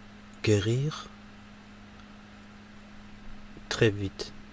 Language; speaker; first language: French; non-native, learner; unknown